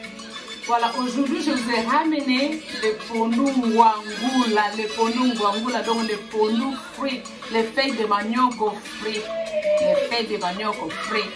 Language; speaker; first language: French; non-native, local second language; Lingala